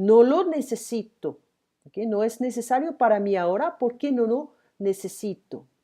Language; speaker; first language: Spanish; non-native, fluent; French